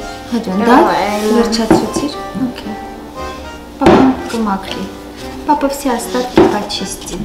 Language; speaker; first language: Russian; non-native, fluent; Armenian